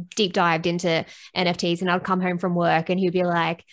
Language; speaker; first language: English; native; English